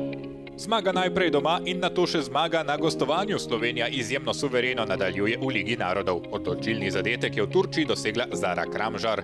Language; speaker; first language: Slovenian; native; Slovenian